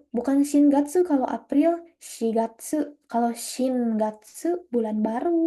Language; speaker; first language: Indonesian; native; Indonesian